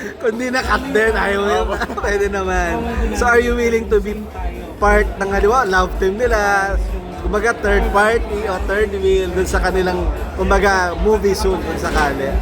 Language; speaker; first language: Filipino; native; Filipino